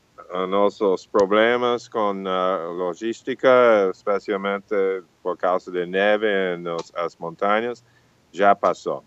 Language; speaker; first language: Portuguese; non-native, fluent; English